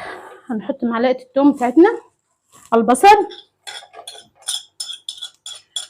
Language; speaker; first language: Arabic; native; Arabic